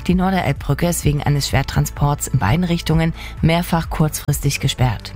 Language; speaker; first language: German; native; German